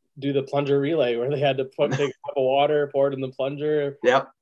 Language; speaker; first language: English; native; English